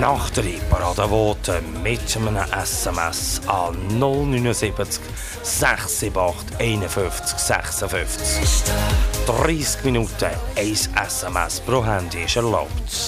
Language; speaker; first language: German; native; German